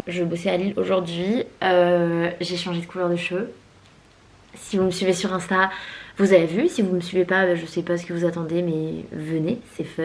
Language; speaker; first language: French; native; French